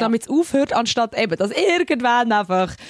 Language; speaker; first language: German; native; German